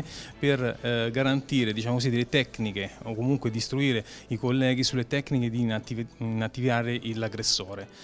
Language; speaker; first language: Italian; native; Italian